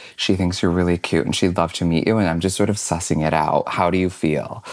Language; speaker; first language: English; native; English